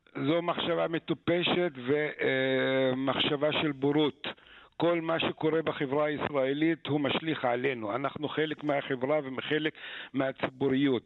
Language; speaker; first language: Hebrew; non-native, local second language; Arabic